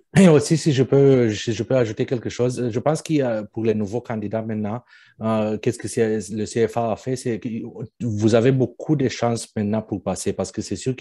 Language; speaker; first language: French; non-native, fluent; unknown